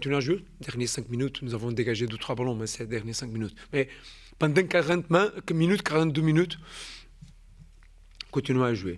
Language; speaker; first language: French; non-native, fluent; Portuguese